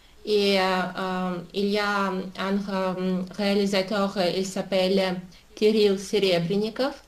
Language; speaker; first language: French; non-native, learner; Russian